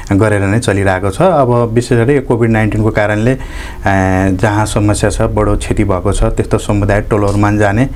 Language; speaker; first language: Nepali; native; Nepali